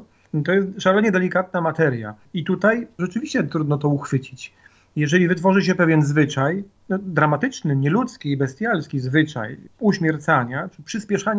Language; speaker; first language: Polish; native; Polish